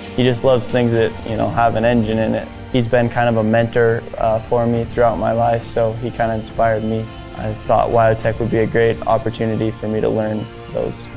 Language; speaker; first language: English; native; English